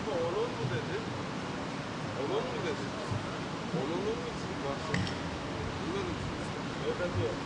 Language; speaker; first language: Turkish; native; Turkish